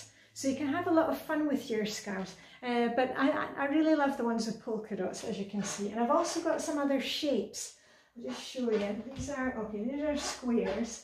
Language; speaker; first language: English; native; English